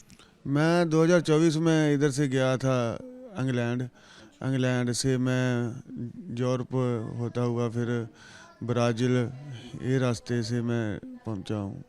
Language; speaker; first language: Hindi; non-native, local second language; Punjabi